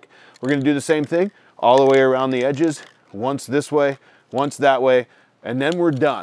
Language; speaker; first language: English; native; English